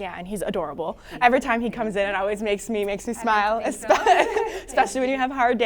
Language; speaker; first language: English; native; English